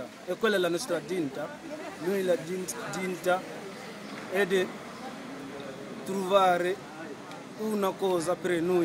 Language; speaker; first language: Italian; non-native, learner; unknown